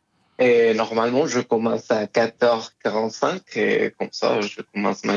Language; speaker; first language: French; non-native, fluent; Spanish